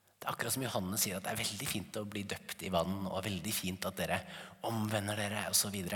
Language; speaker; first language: Norwegian; native; Norwegian